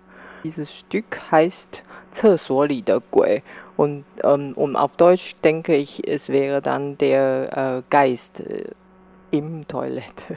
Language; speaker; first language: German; non-native, fluent; Chinese